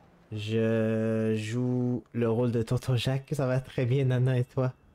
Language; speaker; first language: French; native; French